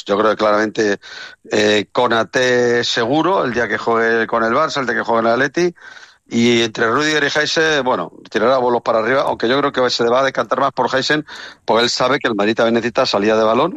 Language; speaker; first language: Spanish; native; Spanish